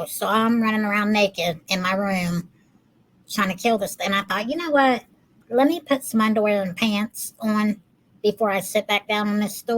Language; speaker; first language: English; native; English